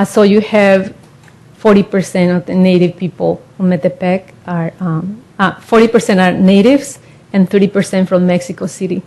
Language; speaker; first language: English; non-native, fluent; Spanish